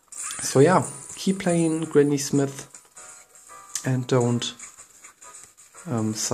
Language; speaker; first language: English; non-native, fluent; German